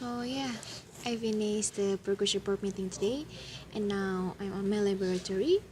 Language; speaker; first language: English; non-native, learner; Indonesian